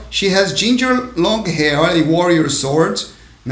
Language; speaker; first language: English; non-native, fluent; Portuguese